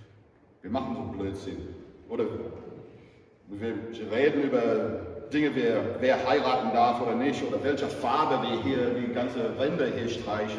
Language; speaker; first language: German; non-native, fluent; English